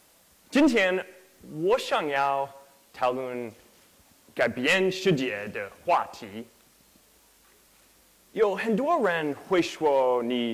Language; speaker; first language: Chinese; non-native, learner; English